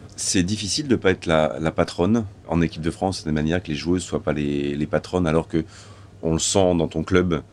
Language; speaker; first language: French; native; French